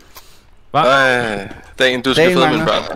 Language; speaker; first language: Danish; native; Danish